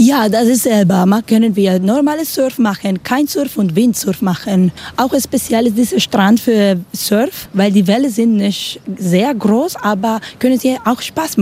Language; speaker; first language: German; non-native, learner; Spanish